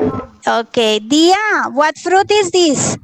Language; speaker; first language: English; non-native, fluent; Spanish